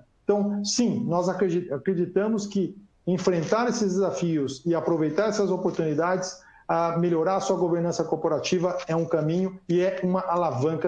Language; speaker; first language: Portuguese; native; Portuguese